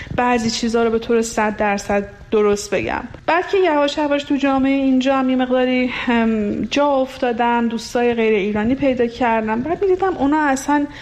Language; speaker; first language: Persian; non-native, local second language; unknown